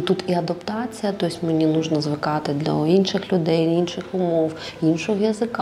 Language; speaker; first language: Ukrainian; non-native, local second language; Russian